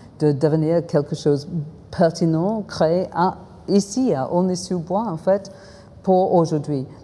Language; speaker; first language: French; non-native, fluent; English